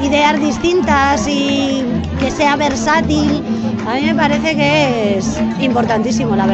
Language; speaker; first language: Spanish; native; Spanish